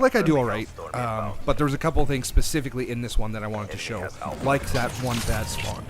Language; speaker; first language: English; native; English